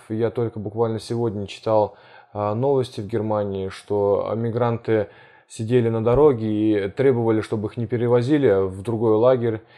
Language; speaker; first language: Russian; early bilingual, heritage; Russian